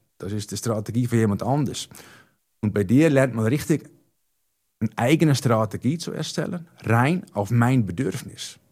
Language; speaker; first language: German; non-native, fluent; Dutch